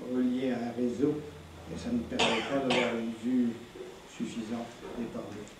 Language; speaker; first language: French; native; French